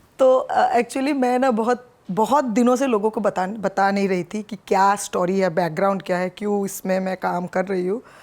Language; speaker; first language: Hindi; non-native, local second language; Bangla